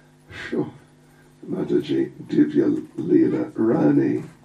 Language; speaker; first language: Russian; non-native, learner; English